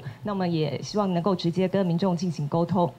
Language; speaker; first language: Chinese; native; Chinese